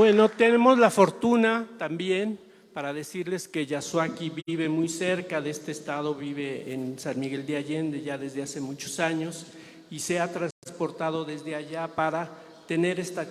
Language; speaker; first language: Spanish; native; Spanish